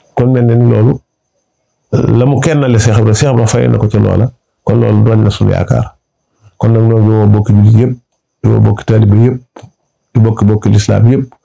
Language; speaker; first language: Wolof; native; Wolof